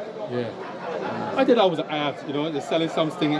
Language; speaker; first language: English; native; English